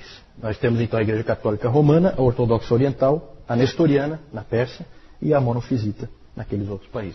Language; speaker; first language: Portuguese; native; Portuguese